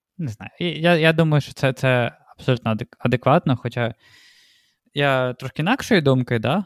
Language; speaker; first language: Ukrainian; non-native, local second language; Russian